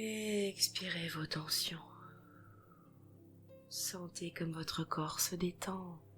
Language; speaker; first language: French; native; French